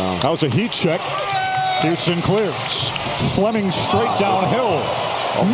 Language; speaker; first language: English; native; English